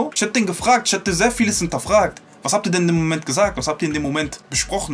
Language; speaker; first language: German; native; German